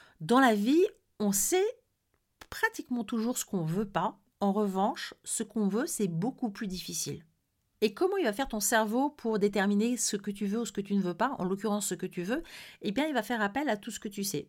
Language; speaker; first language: French; native; French